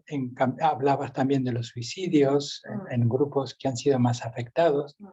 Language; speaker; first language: Spanish; native; Spanish